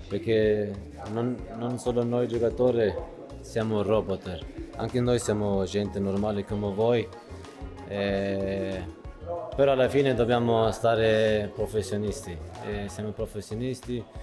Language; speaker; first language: Italian; non-native, fluent; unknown